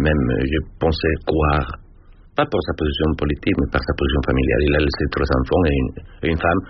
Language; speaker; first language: French; non-native, fluent; Spanish